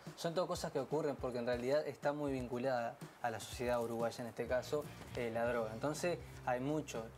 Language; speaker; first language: Spanish; native; Spanish